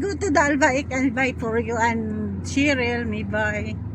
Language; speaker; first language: English; non-native, learner; Filipino